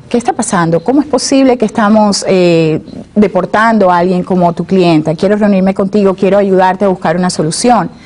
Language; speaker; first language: Spanish; native; Spanish